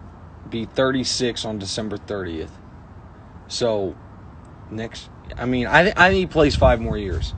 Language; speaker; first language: English; native; English